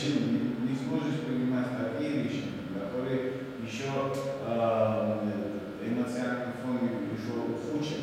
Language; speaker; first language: Russian; non-native, learner; Bulgarian